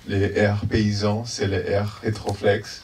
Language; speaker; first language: French; non-native, fluent; Portuguese